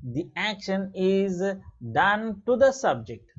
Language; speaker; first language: English; non-native, local second language; Telugu